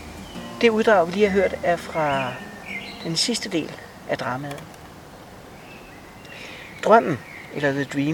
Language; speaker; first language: Danish; native; Danish